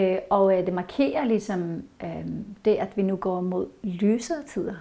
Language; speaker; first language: Danish; non-native, fluent; Norwegian